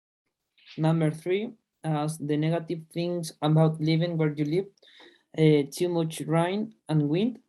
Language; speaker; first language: English; non-native, learner; Spanish